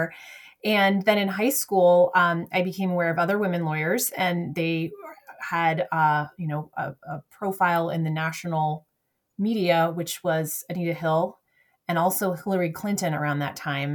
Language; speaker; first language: English; native; English